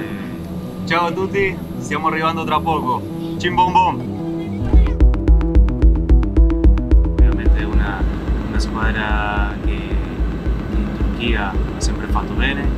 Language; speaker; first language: Italian; non-native, fluent; Spanish